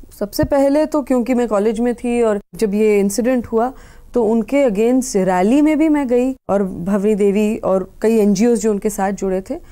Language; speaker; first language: Hindi; native; Hindi